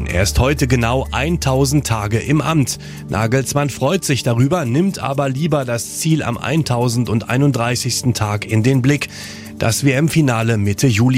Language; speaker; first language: German; native; German